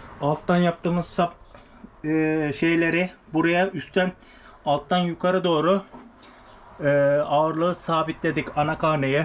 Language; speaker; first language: Turkish; native; Turkish